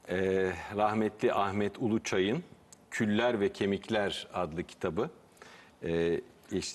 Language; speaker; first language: Turkish; native; Turkish